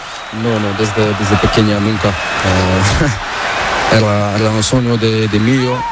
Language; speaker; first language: Spanish; non-native, learner; Portuguese